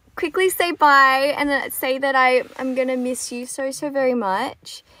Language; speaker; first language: English; early bilingual, other home language; Korean